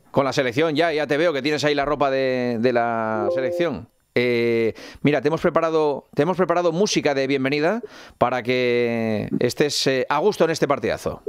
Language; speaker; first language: Spanish; native; Spanish